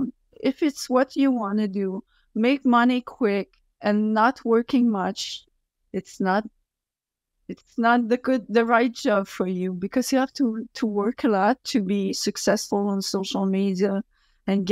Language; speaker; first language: English; non-native, fluent; French